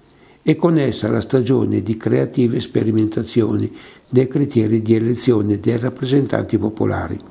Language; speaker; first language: Italian; native; Italian